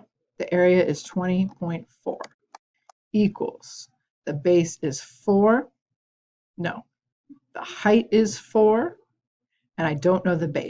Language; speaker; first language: English; native; English